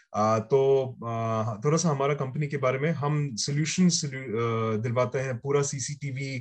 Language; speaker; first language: Hindi; native; Hindi